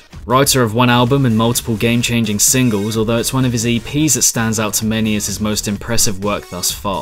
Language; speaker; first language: English; native; English